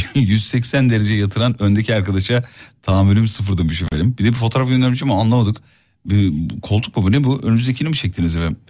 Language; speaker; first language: Turkish; native; Turkish